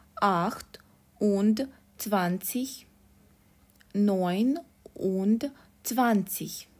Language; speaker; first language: German; non-native, fluent; Russian